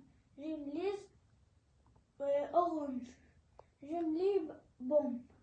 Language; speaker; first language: French; non-native, learner; Arabic